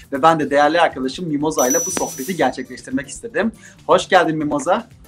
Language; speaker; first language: Turkish; native; Turkish